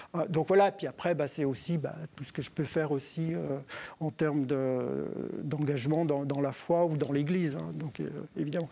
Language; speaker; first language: French; native; French